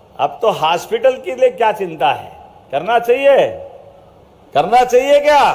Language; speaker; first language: Hindi; native; Hindi